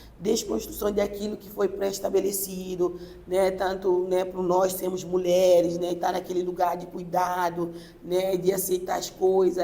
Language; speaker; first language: Portuguese; non-native, local second language; Upper Guinea Crioulo